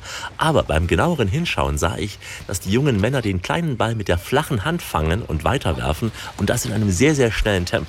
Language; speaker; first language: German; native; German